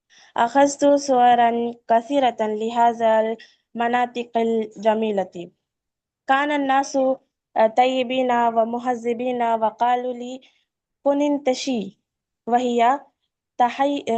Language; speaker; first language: Arabic; non-native, learner; Urdu